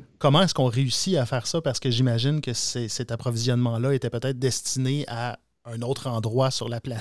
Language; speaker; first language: French; native; French